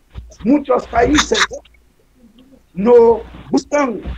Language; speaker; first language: Spanish; non-native, learner; Haitian Creole